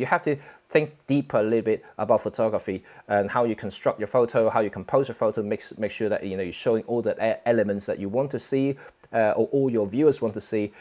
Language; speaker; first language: English; non-native, local second language; Cantonese